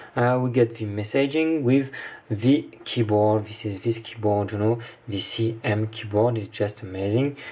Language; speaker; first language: English; non-native, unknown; French